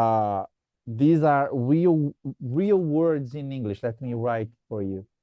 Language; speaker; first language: English; non-native, fluent; Portuguese